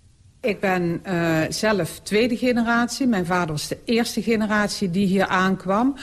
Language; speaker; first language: Dutch; early bilingual, other home language; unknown